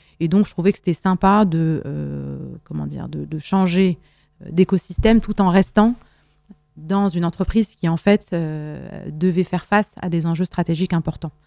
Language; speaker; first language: French; non-native, local second language; Arabic